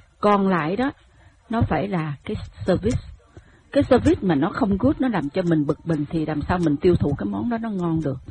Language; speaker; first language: Vietnamese; native; Vietnamese